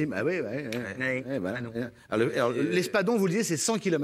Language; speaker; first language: French; native; French